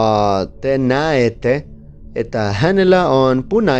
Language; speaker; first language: Finnish; non-native, learner; Spanish